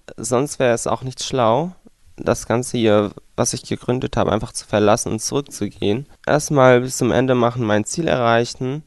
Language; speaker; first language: German; non-native, fluent; Arabic